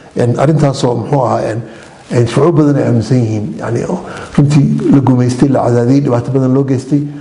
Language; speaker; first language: Somali; native; Somali